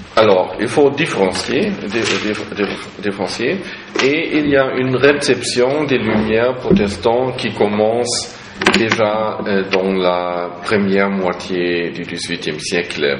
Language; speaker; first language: French; non-native, fluent; German